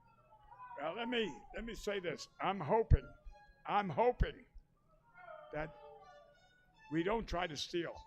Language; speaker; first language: English; native; English